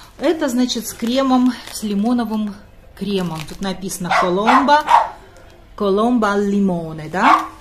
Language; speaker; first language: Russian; non-native, local second language; Latvian